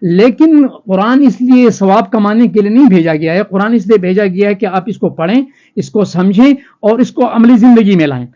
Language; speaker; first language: Urdu; non-native, local second language; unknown